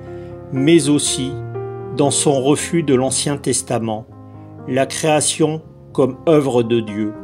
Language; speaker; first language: French; native; French